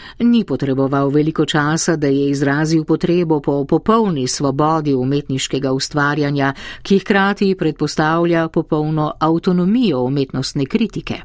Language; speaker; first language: Slovenian; native; Slovenian